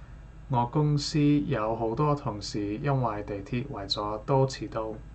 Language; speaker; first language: Cantonese; non-native, learner; English